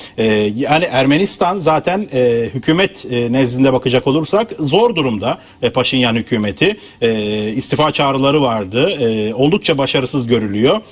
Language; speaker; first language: Turkish; native; Turkish